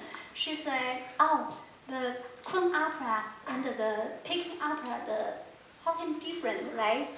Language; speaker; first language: English; non-native, learner; Chinese